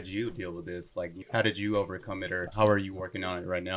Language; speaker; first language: English; native; English